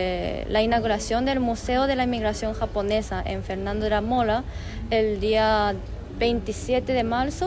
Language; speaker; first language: Spanish; non-native, fluent; Japanese